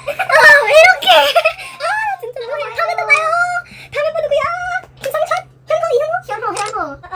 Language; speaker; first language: Korean; non-native, learner; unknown